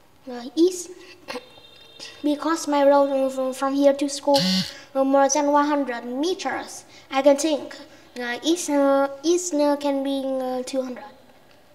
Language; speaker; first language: English; non-native, learner; Vietnamese